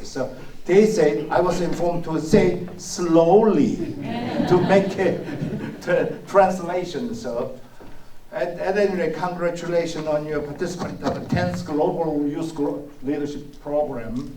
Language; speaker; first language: English; non-native, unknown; Korean